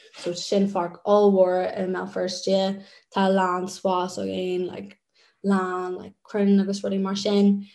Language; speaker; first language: Irish; non-native, local second language; English